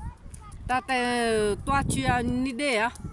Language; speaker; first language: French; non-native, fluent; Vietnamese